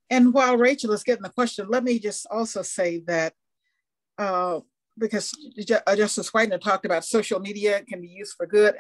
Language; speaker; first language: English; native; English